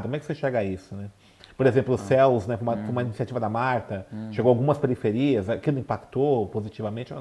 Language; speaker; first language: Portuguese; native; Portuguese